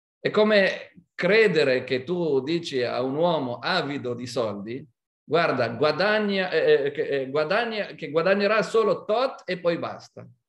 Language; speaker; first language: Italian; non-native, fluent; Hebrew